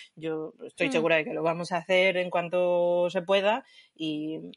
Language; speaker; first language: Spanish; native; Spanish